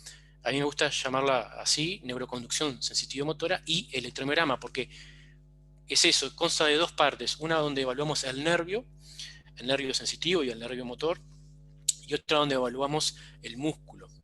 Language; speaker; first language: Spanish; native; Spanish